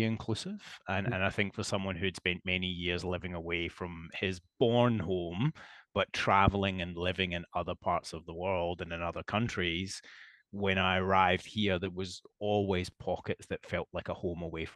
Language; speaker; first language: English; native; English